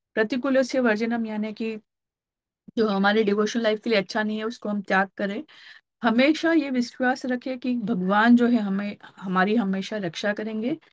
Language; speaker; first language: Hindi; non-native, local second language; Marathi